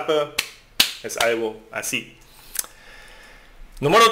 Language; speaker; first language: Spanish; non-native, fluent; German